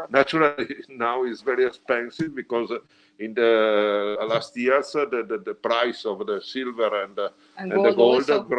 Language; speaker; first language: English; non-native, learner; Italian